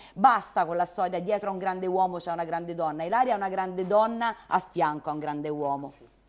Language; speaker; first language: Italian; native; Italian